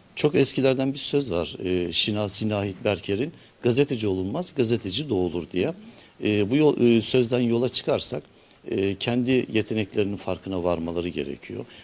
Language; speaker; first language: Turkish; native; Turkish